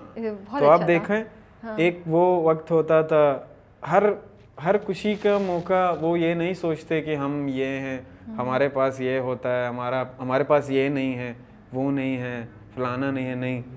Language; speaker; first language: Urdu; non-native, local second language; Baluchi